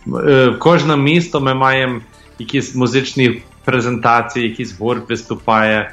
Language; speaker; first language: Ukrainian; early bilingual, heritage; English